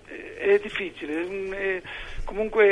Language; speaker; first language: Italian; non-native, learner; Spanish